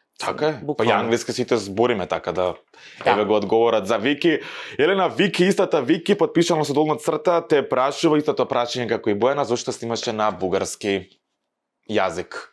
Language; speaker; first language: Macedonian; native; Macedonian